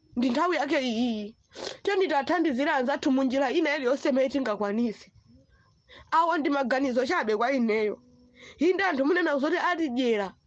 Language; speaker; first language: Nyanja; non-native, local second language; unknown